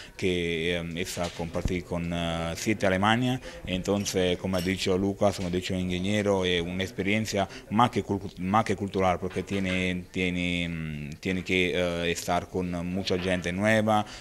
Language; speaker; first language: Spanish; non-native, learner; Italian